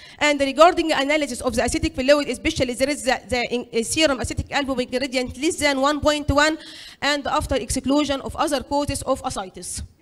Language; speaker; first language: English; non-native, fluent; Arabic